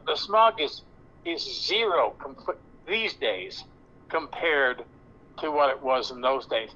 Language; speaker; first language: English; native; English